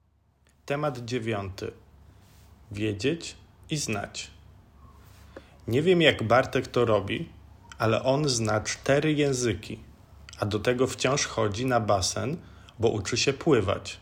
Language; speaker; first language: Polish; non-native, fluent; Czech